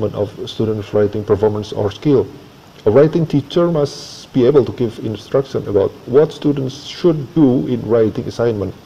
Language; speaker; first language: English; non-native, fluent; Indonesian